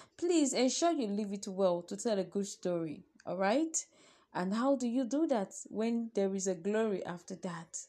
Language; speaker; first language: English; non-native, local second language; Yoruba